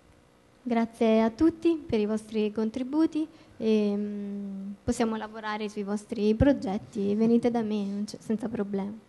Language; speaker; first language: Italian; native; Italian